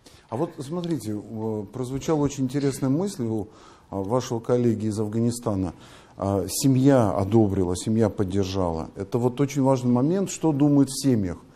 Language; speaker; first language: Russian; native; Russian